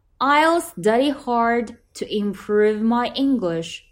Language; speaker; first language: English; non-native, fluent; Chinese